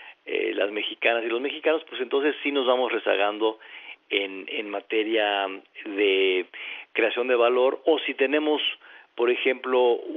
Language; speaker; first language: Spanish; native; Spanish